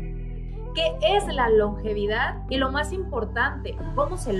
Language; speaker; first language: Spanish; native; Spanish